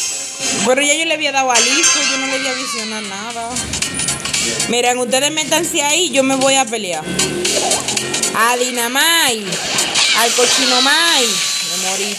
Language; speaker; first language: Spanish; native; Spanish